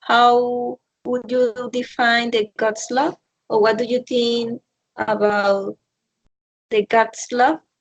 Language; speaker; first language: English; non-native, learner; Spanish